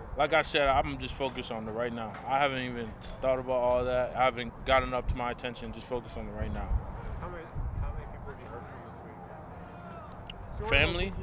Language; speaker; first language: English; native; English